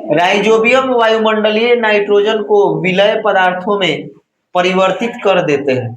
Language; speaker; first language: Hindi; native; Hindi